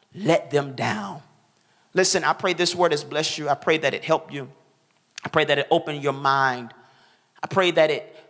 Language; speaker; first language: English; native; English